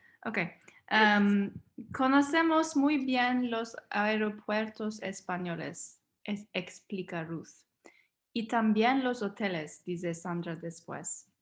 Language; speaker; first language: Spanish; non-native, learner; English